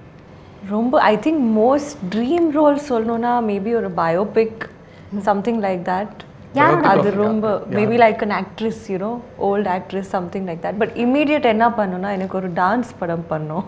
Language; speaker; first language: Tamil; non-native, local second language; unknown